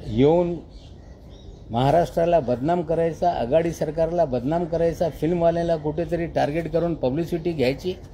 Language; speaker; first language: Hindi; native; Hindi